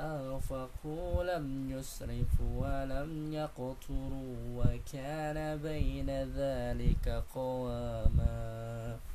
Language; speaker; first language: Arabic; non-native, learner; Indonesian